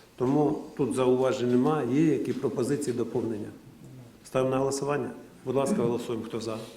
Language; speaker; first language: Ukrainian; non-native, local second language; Russian